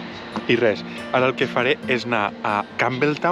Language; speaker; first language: Catalan; native; Catalan